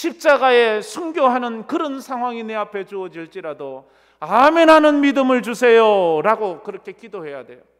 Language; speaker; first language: Korean; native; Korean